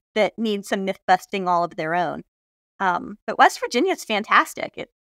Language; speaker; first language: English; native; English